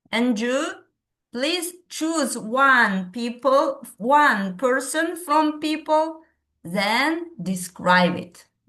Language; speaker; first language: English; non-native, fluent; Kazakh